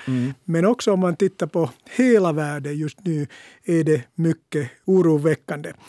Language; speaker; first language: Swedish; non-native, local second language; Finnish